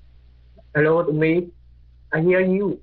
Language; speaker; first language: English; non-native, learner; Vietnamese